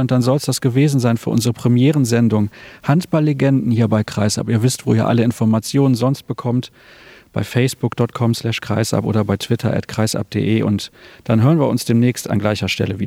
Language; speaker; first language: German; native; German